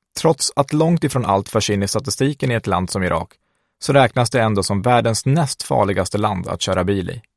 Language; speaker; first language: Swedish; early bilingual, other home language; Kurdish